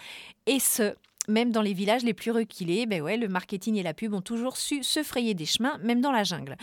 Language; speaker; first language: French; native; French